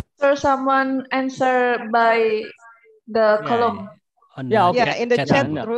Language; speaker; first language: English; non-native, learner; Indonesian